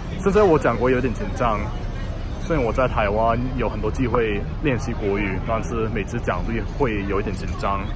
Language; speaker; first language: Chinese; non-native, learner; Cantonese